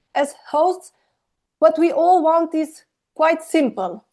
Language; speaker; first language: English; non-native, fluent; Slovenian